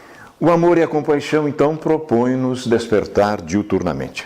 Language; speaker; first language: Portuguese; native; Portuguese